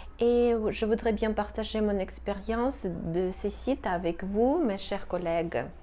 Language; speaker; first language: French; non-native, fluent; Russian